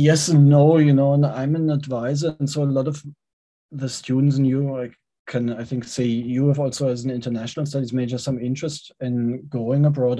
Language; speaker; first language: English; non-native, fluent; German